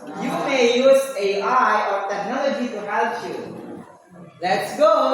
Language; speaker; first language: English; non-native, learner; Indonesian